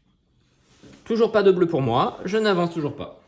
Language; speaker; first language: French; native; French